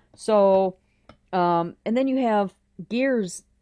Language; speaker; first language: English; native; English